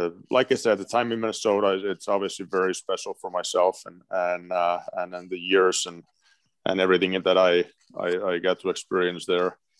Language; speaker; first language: English; non-native, fluent; Finnish